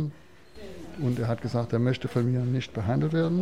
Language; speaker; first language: German; native; German